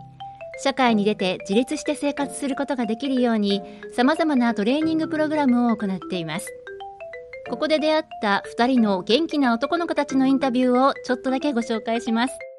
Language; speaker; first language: Japanese; native; Japanese